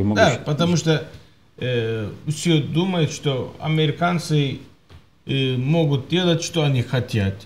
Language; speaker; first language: Russian; non-native, fluent; Turkish